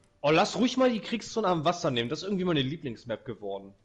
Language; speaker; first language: German; native; German